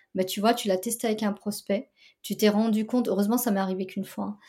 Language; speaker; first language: French; native; French